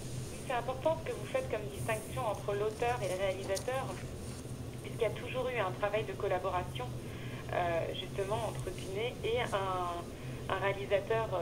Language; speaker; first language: French; native; French